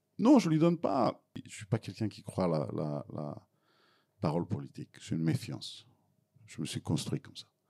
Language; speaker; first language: French; non-native, fluent; Serbian